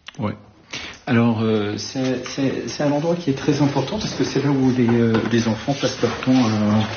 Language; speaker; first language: French; early bilingual, other home language; Arabic